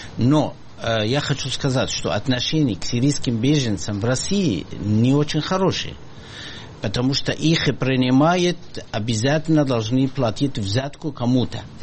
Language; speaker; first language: Russian; non-native, fluent; Arabic